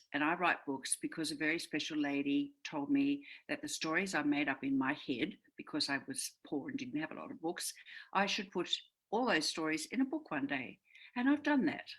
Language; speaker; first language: English; native; English